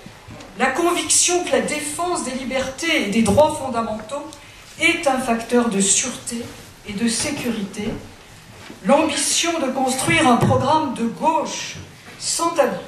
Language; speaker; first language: French; native; French